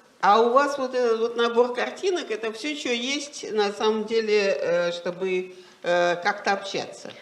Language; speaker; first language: Russian; native; Russian